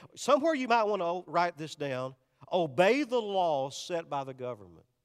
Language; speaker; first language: English; native; English